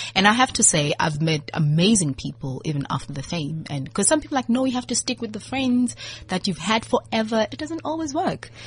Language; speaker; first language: English; non-native, local second language; Southern Sotho